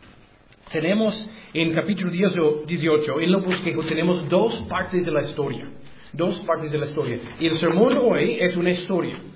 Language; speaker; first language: Spanish; non-native, learner; English